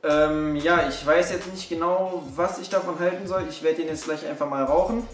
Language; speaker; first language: German; native; German